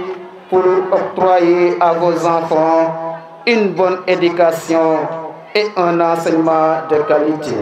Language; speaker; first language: French; non-native, local second language; Serer